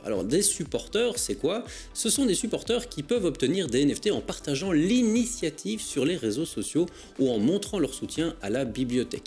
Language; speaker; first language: French; native; French